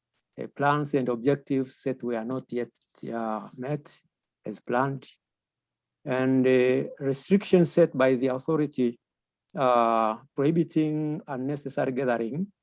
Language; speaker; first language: English; non-native, local second language; Swahili